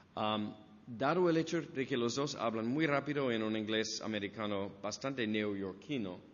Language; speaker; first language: Spanish; non-native, fluent; English